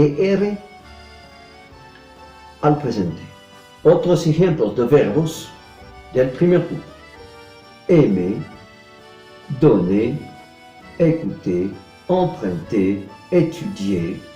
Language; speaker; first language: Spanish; non-native, fluent; French